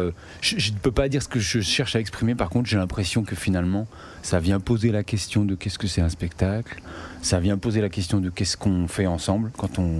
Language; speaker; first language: French; native; French